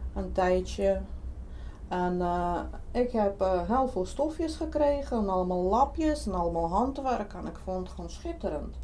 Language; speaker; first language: Dutch; non-native, fluent; Lithuanian